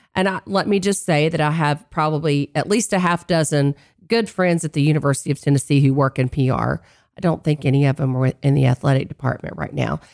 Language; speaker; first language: English; native; English